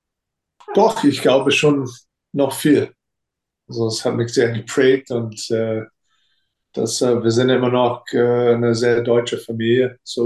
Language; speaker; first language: German; non-native, fluent; English